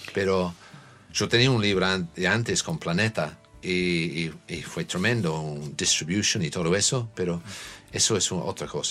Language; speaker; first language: Spanish; non-native, learner; English